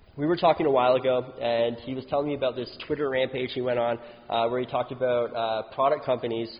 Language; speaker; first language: English; native; English